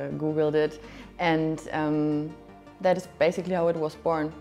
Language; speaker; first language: English; non-native, fluent; German